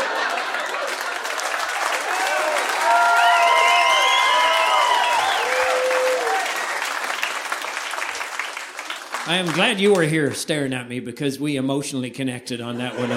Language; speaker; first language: English; native; English